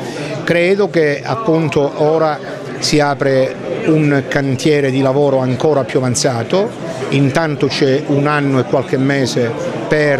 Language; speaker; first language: Italian; native; Italian